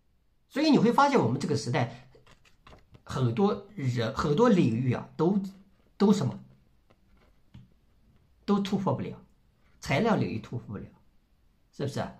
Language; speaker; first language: Chinese; native; Chinese